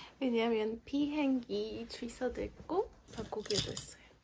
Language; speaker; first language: Korean; non-native, learner; Polish